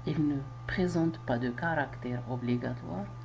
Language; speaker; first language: French; non-native, local second language; Arabic